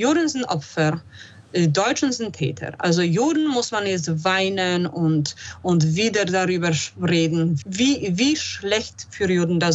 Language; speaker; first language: German; non-native, fluent; Polish